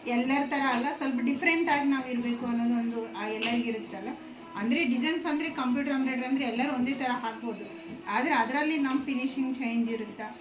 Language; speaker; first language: Kannada; native; Kannada